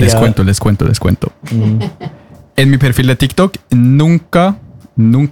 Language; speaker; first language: Spanish; non-native, fluent; Norwegian